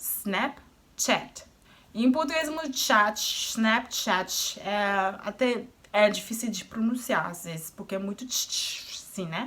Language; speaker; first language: Portuguese; non-native, fluent; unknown